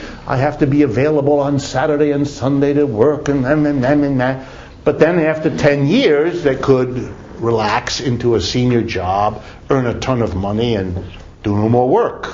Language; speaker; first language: English; native; English